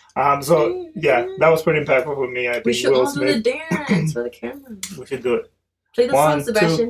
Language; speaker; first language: English; early bilingual, other home language; Spanish